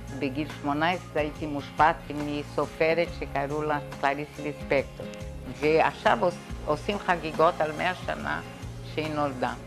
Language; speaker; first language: Hebrew; non-native, fluent; Portuguese